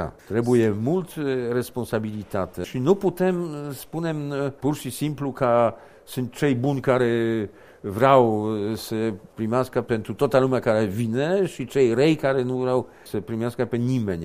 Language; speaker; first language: Romanian; non-native, fluent; Polish